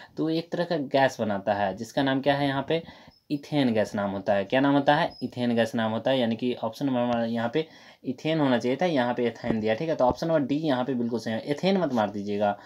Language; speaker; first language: Hindi; native; Hindi